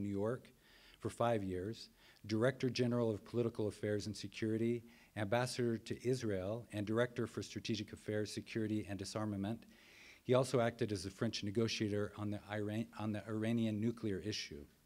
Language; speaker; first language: English; native; English